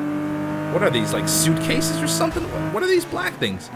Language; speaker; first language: English; native; English